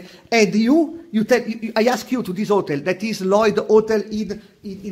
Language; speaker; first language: English; non-native, learner; Italian